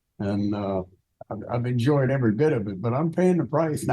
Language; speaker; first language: English; native; English